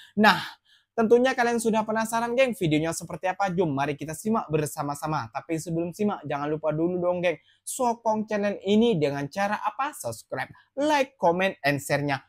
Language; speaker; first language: Indonesian; native; Indonesian